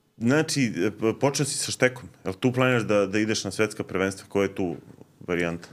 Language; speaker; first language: Serbian; native; Serbian